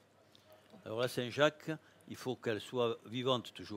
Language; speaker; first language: French; native; French